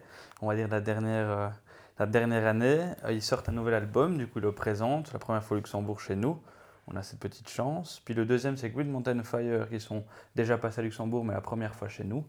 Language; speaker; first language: French; native; French